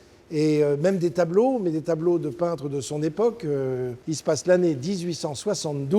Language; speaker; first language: French; native; French